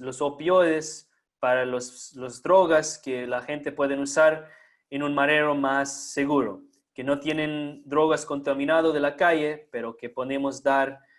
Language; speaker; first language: Spanish; non-native, fluent; English